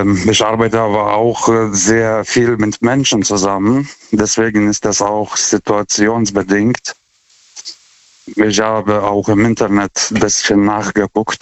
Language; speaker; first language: German; non-native, fluent; Lithuanian